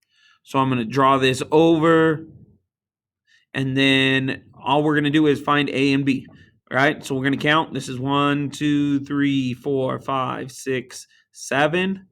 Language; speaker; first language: English; native; English